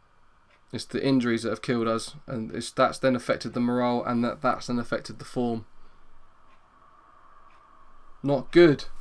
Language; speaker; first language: English; native; English